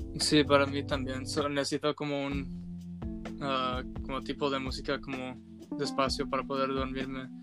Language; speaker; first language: Spanish; early bilingual, heritage; Spanish